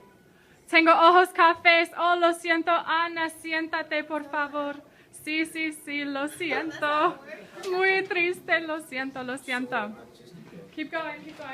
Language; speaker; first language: Spanish; non-native, fluent; English